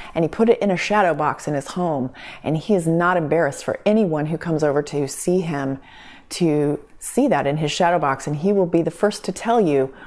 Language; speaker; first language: English; native; English